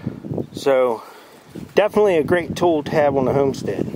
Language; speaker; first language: English; native; English